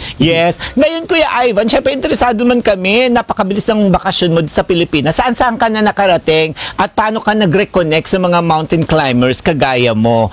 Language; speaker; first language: Filipino; native; Filipino